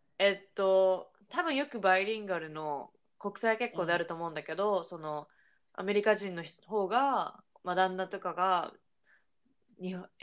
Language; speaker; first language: Japanese; native; Japanese